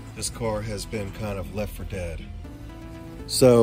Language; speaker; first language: English; native; English